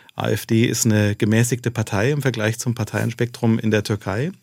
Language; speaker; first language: German; native; German